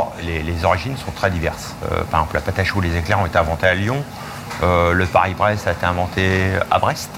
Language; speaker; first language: French; native; French